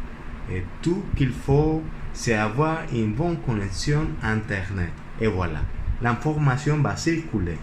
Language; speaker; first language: French; non-native, learner; Spanish